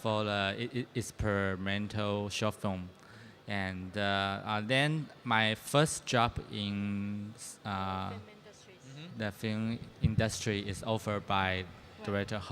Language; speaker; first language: English; non-native, fluent; Chinese